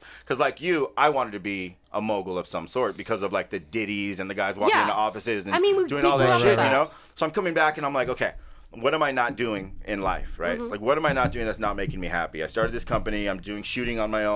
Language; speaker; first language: English; native; English